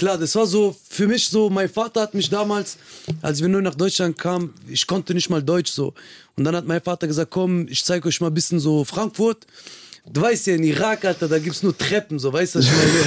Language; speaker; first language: German; early bilingual, other home language; Kurdish